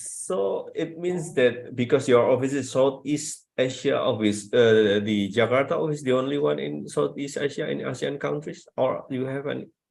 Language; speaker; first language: English; non-native, fluent; Indonesian